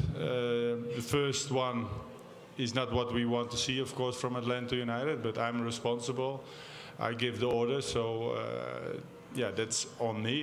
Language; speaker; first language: English; non-native, fluent; Dutch